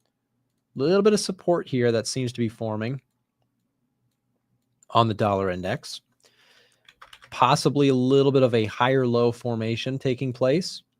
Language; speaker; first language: English; native; English